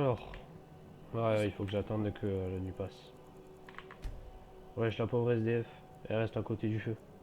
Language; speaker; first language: French; native; French